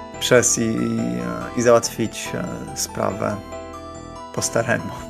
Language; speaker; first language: Polish; native; Polish